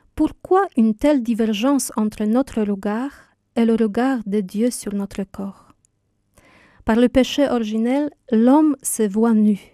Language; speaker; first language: French; non-native, fluent; Polish